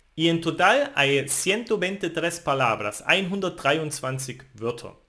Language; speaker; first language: Spanish; non-native, fluent; German